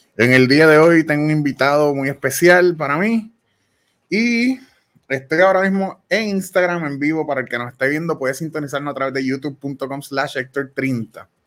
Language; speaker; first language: Spanish; native; Spanish